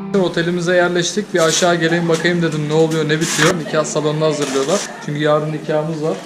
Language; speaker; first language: Turkish; native; Turkish